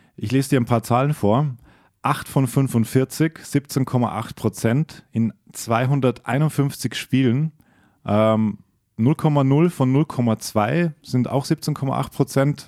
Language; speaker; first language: German; native; German